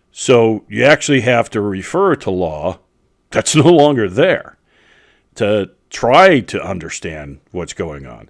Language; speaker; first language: English; native; English